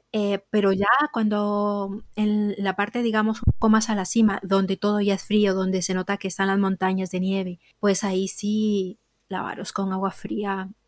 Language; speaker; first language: Spanish; native; Spanish